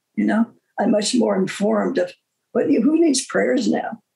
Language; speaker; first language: English; native; English